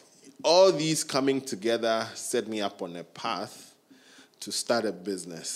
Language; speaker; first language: English; non-native, local second language; Akan